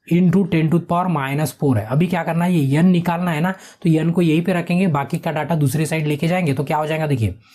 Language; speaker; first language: Hindi; non-native, local second language; Marathi